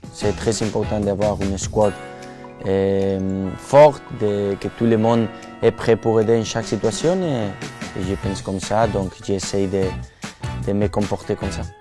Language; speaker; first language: French; non-native, fluent; Spanish